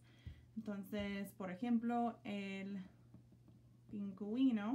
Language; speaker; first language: Spanish; non-native, learner; English